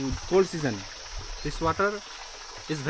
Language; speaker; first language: English; non-native, learner; Nepali